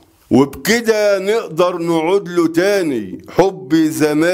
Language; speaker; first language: Arabic; native; Arabic